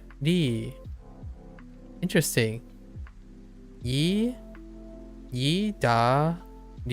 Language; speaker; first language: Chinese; non-native, learner; English